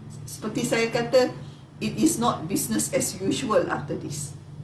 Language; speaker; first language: English; non-native, local second language; Malay